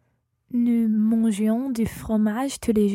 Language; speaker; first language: French; non-native, learner; English